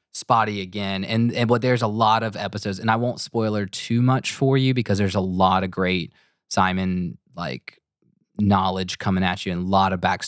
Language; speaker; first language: English; native; English